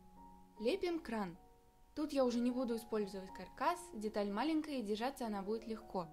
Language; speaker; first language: Russian; native; Russian